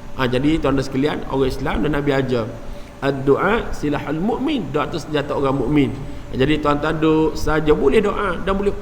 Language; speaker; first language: Malay; native; Malay